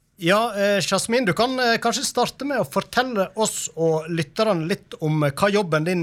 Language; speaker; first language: Norwegian; native; Norwegian